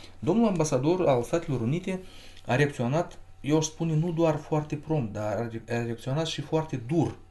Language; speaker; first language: Romanian; non-native, local second language; Russian